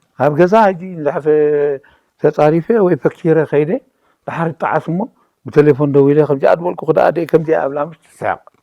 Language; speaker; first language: Tigrinya; native; Tigrinya